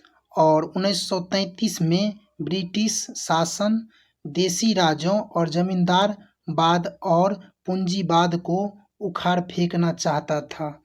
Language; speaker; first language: Hindi; native; Hindi